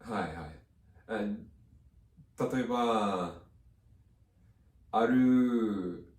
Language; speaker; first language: Japanese; non-native, fluent; English